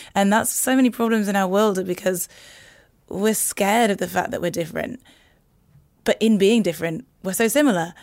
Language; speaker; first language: English; native; English